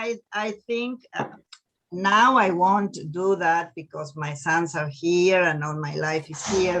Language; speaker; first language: English; non-native, learner; Spanish